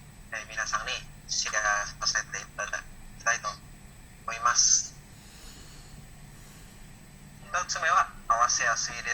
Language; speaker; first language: Japanese; non-native, learner; Indonesian